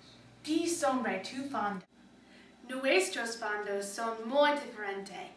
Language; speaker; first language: Spanish; non-native, learner; English